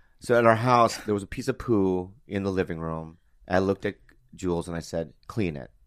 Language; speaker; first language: English; native; English